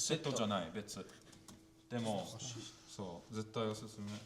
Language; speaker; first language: Japanese; non-native, learner; English